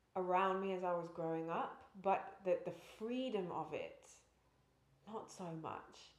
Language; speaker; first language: English; native; English